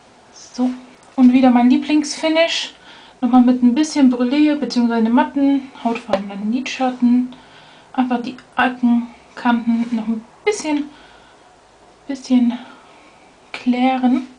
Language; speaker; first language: German; native; German